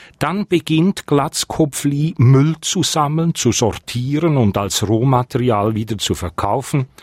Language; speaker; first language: German; native; German